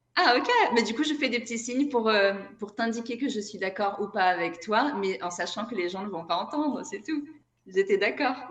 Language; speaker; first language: French; non-native, fluent; Portuguese